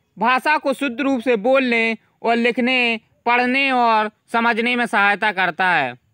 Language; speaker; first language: Hindi; native; Hindi